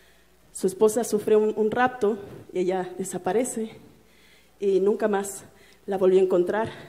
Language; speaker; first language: Spanish; native; Spanish